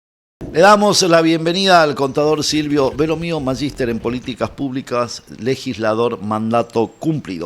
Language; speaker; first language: Spanish; native; Spanish